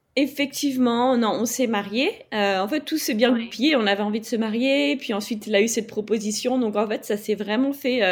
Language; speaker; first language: French; native; French